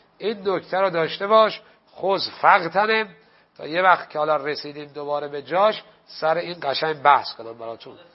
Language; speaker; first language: Persian; native; Persian